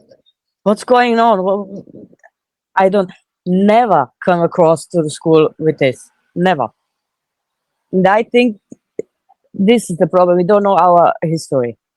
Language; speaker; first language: English; non-native, fluent; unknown